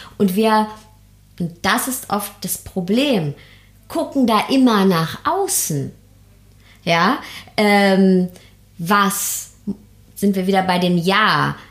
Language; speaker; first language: German; early bilingual, other home language; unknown